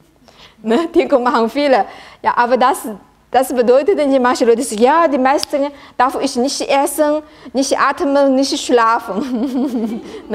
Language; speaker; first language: German; non-native, learner; Chinese